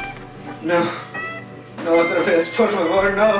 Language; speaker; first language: Spanish; non-native, learner; English